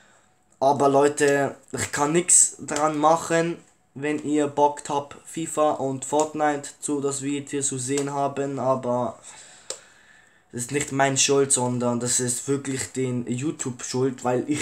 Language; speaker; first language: German; early bilingual, other home language; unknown